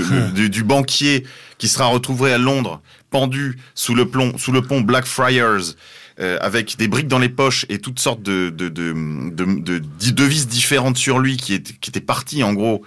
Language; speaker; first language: French; native; French